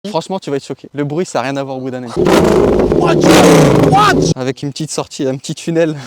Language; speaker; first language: French; native; French